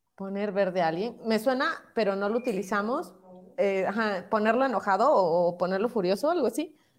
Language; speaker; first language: Spanish; native; Spanish